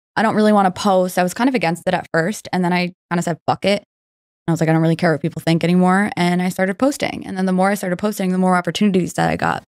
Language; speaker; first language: English; native; English